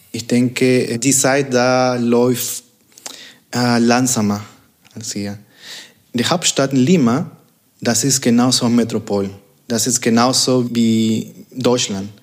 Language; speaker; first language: German; non-native, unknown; Spanish